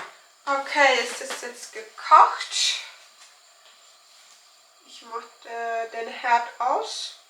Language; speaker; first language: German; non-native, learner; Turkish